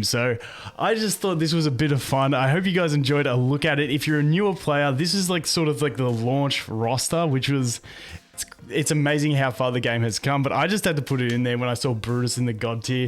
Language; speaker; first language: English; native; English